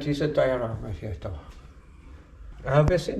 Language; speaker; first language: German; non-native, learner; English